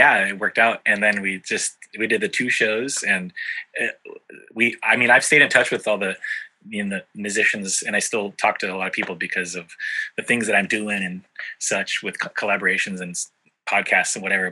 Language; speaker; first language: English; native; English